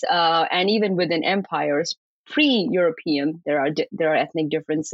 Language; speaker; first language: English; non-native, local second language; Bangla